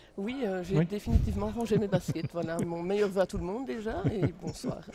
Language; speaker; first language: French; native; French